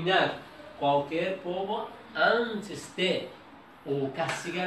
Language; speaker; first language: Portuguese; non-native, learner; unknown